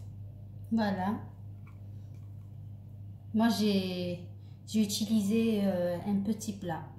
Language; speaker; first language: French; non-native, local second language; Arabic